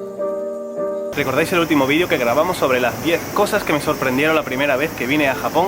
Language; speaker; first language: Spanish; native; Spanish